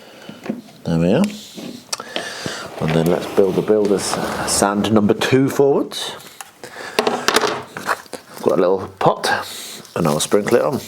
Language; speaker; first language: English; native; English